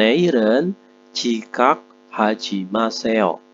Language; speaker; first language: Korean; non-native, fluent; Indonesian